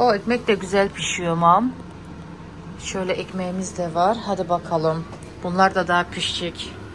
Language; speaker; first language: Turkish; early bilingual, heritage; Turkish